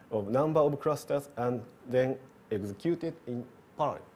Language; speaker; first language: English; non-native, learner; Japanese